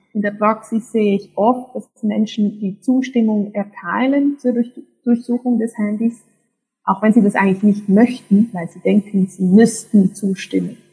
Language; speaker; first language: German; native; German